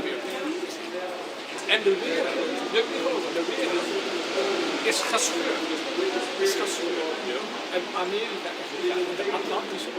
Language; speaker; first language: Dutch; non-native, fluent; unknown